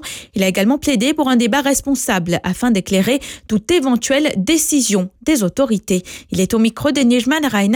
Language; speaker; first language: French; non-native, local second language; Morisyen